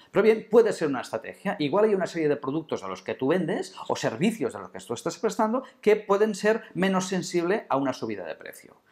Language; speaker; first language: Spanish; non-native, local second language; Catalan